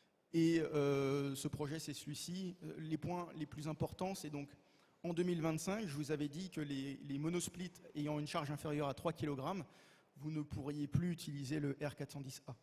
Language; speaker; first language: French; native; French